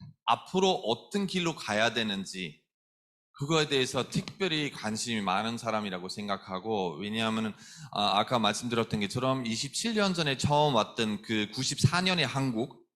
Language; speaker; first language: Korean; non-native, fluent; German